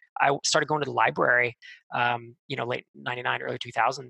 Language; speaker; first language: English; native; English